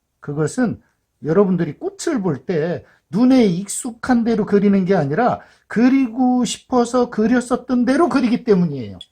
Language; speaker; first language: Korean; native; Korean